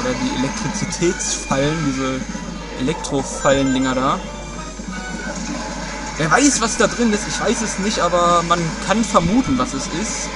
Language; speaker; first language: German; native; German